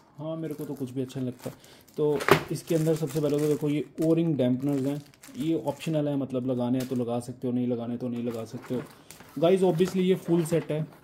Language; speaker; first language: Hindi; non-native, local second language; Punjabi